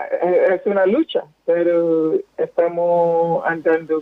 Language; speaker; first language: Spanish; non-native, fluent; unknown